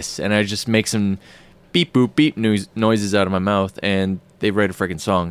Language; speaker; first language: English; native; English